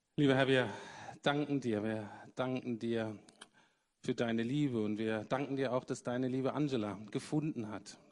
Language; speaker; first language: German; native; German